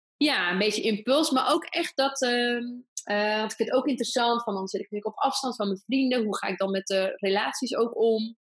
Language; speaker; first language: Dutch; early bilingual, other home language; Persian